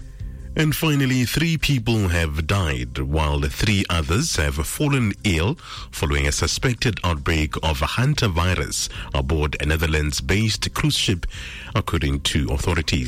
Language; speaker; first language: English; non-native, local second language; Tswana